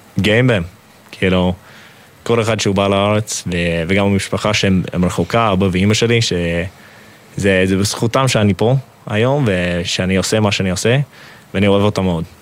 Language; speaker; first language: Hebrew; non-native, fluent; English